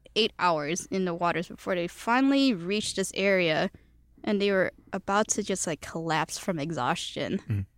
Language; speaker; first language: English; early bilingual, other home language; Cantonese